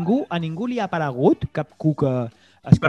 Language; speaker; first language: Catalan; native; Catalan